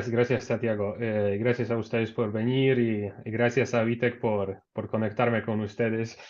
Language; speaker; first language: Spanish; non-native, fluent; Polish